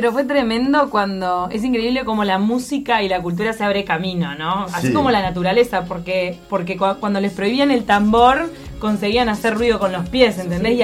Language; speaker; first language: Spanish; native; Spanish